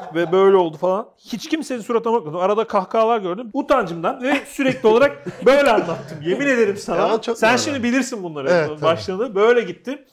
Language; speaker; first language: Turkish; native; Turkish